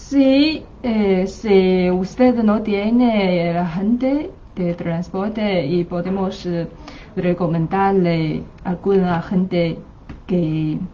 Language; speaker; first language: Spanish; non-native, learner; Chinese